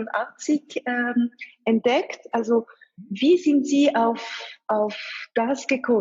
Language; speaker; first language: German; non-native, fluent; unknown